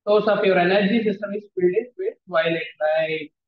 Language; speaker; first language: English; non-native, local second language; Telugu